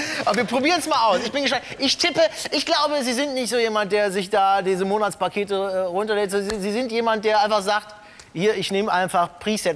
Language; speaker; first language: German; native; German